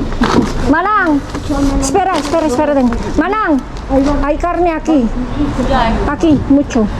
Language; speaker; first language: Spanish; non-native, learner; Filipino